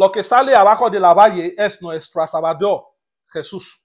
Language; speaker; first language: Spanish; non-native, learner; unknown